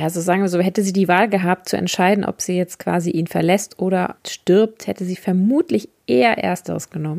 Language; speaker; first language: German; native; German